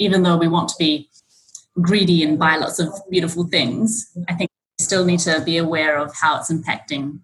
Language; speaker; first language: English; native; English